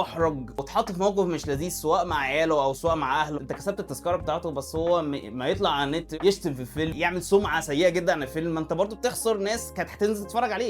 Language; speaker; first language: Arabic; native; Arabic